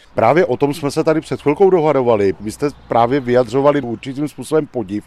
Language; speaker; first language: Czech; native; Czech